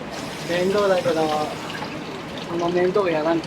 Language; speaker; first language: Japanese; native; Japanese